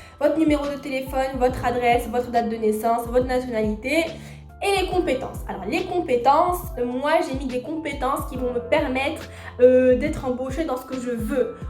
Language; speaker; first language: French; non-native, local second language; Arabic